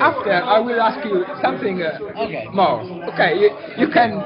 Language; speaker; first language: English; non-native, learner; Italian